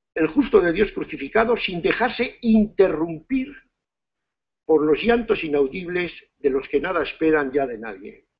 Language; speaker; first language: Spanish; native; Spanish